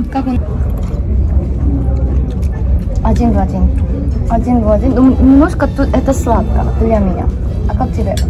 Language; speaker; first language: Russian; non-native, learner; Korean